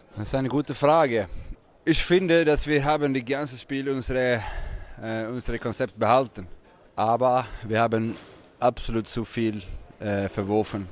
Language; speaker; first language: German; non-native, fluent; Swedish